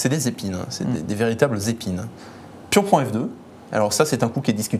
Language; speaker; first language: French; native; French